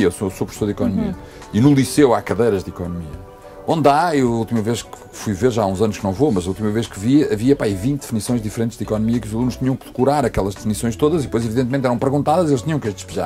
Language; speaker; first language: Portuguese; native; Portuguese